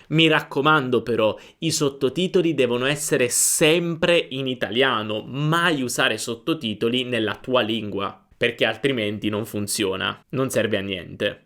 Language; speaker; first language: Italian; native; Italian